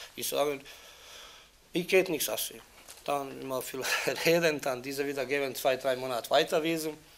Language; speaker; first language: German; non-native, learner; Bosnian